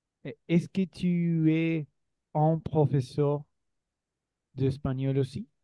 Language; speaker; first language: French; non-native, learner; Spanish